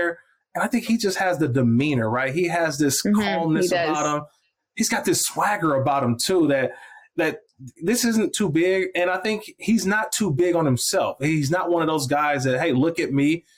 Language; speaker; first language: English; native; English